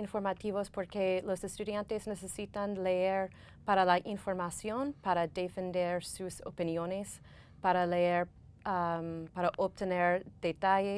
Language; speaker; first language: Spanish; non-native, fluent; English